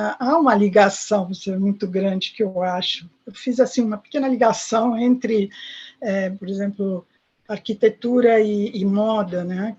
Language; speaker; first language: Portuguese; non-native, fluent; Italian